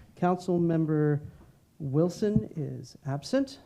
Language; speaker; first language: English; native; English